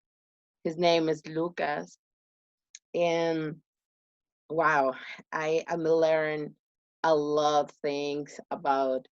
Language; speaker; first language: English; non-native, learner; Spanish